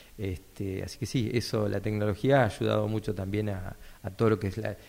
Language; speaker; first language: Spanish; native; Spanish